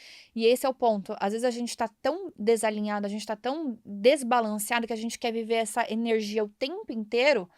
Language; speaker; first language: Portuguese; native; Portuguese